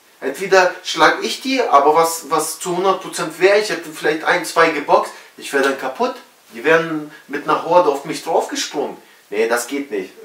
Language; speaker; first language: German; early bilingual, other home language; Russian